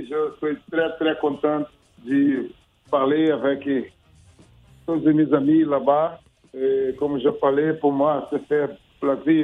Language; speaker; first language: French; non-native, learner; Portuguese